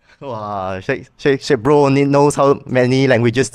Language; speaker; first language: English; non-native, local second language; Chinese